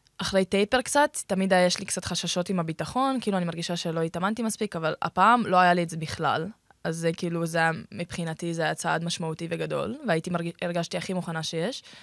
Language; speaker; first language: Hebrew; early bilingual, other home language; Russian